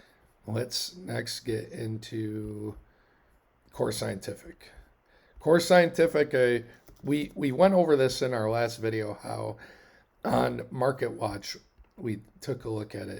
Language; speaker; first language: English; native; English